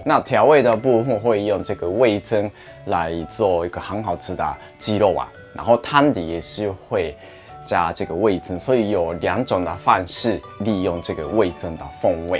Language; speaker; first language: Chinese; non-native, fluent; Japanese